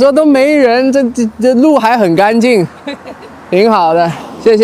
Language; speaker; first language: Chinese; early bilingual, heritage; Chinese